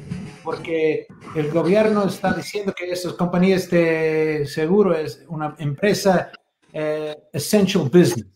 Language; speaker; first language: Spanish; non-native, fluent; English